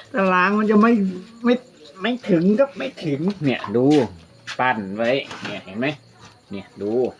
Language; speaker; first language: Thai; native; Thai